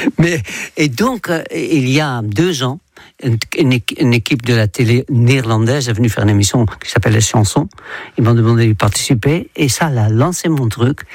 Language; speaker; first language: French; non-native, fluent; Dutch